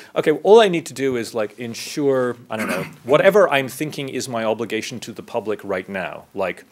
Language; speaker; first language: English; native; English